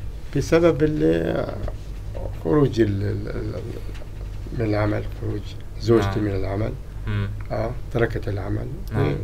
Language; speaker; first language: Arabic; native; Arabic